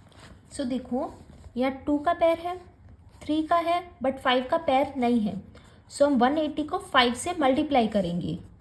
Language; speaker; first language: Hindi; native; Hindi